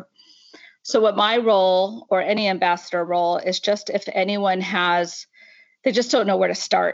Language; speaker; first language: English; native; English